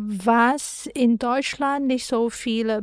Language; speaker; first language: German; non-native, fluent; Chinese